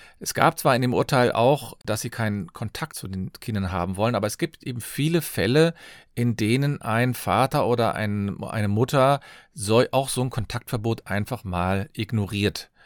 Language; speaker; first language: German; native; German